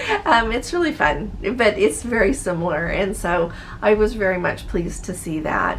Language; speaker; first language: English; native; English